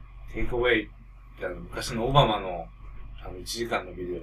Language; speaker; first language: Japanese; native; Japanese